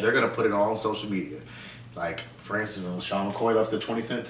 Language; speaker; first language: English; native; English